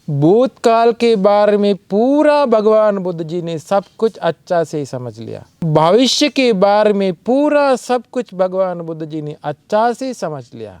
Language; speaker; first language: Hindi; non-native, fluent; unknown